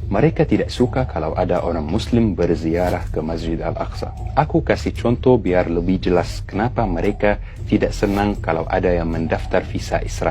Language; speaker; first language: Indonesian; non-native, fluent; Arabic